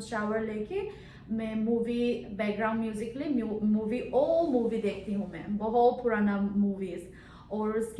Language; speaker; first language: Hindi; non-native, local second language; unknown